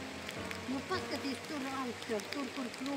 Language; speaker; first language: Latvian; non-native, local second language; Russian